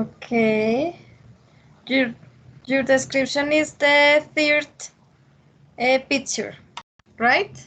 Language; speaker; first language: English; non-native, learner; Spanish